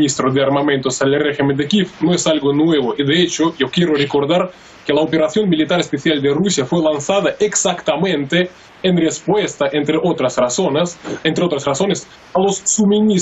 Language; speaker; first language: Spanish; non-native, fluent; Russian